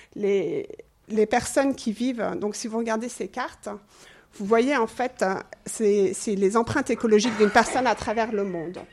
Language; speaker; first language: French; non-native, fluent; English